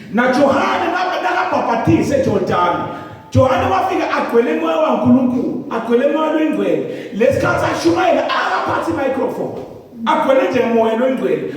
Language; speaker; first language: Zulu; non-native, local second language; Swati